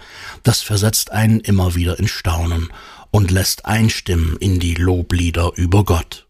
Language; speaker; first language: German; native; German